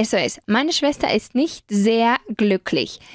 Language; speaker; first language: German; non-native, fluent; Spanish